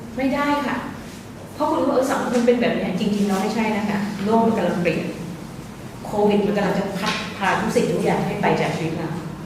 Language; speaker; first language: Thai; native; Thai